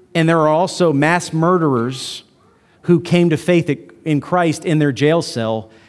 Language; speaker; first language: English; native; English